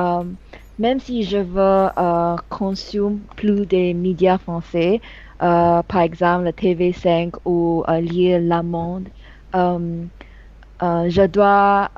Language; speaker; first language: French; non-native, learner; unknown